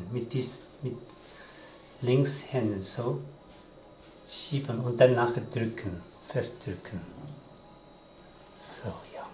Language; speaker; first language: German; non-native, learner; Tibetan